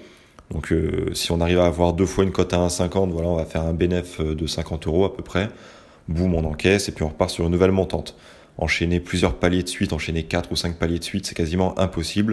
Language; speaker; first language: French; native; French